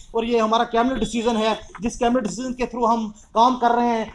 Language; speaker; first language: Hindi; native; Hindi